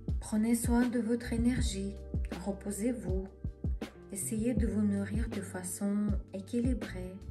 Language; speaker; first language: French; non-native, fluent; Russian